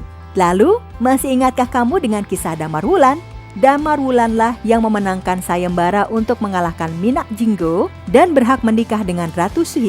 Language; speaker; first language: Indonesian; native; Indonesian